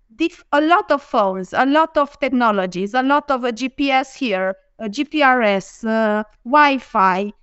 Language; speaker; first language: English; non-native, fluent; Romanian